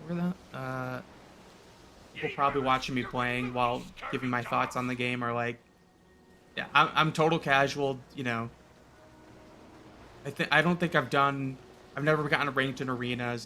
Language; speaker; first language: English; native; English